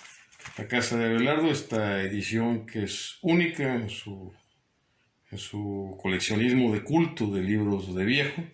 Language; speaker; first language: Spanish; native; Spanish